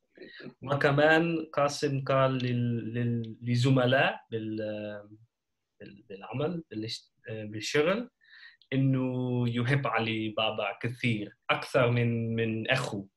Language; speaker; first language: Arabic; non-native, learner; Dutch